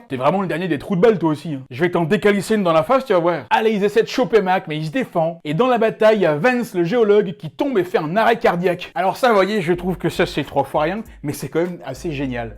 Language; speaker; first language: French; native; French